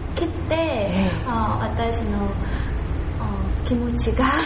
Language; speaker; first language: Japanese; non-native, learner; Korean